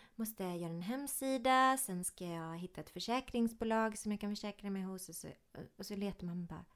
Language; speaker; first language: Swedish; early bilingual, other home language; Ukrainian